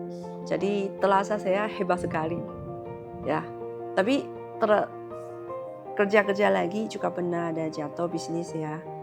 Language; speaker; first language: Indonesian; non-native, learner; Chinese